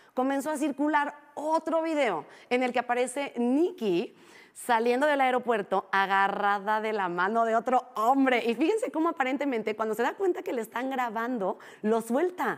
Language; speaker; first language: Spanish; native; Spanish